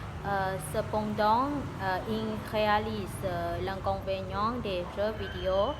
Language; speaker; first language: French; non-native, learner; Vietnamese